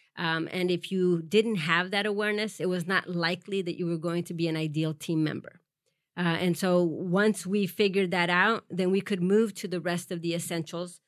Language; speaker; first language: English; early bilingual, other home language; Spanish